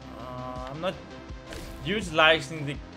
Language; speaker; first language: English; native; English